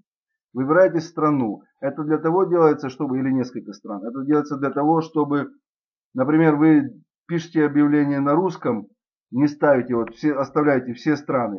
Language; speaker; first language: Russian; native; Russian